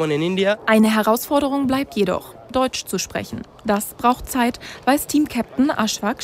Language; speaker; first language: German; native; German